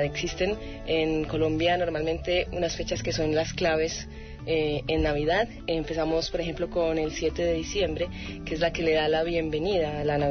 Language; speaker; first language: Spanish; native; Spanish